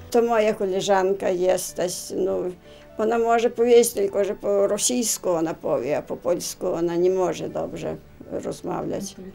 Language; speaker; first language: Ukrainian; native; Ukrainian